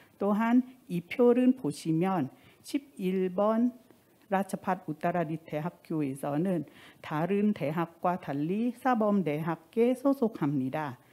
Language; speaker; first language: Korean; non-native, fluent; Thai